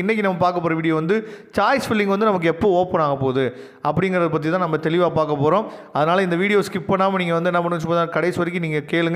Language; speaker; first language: Tamil; native; Tamil